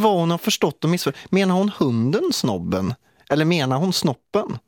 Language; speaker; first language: Swedish; native; Swedish